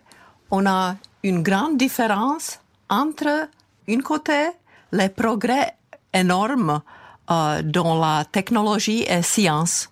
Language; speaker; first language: French; non-native, fluent; Czech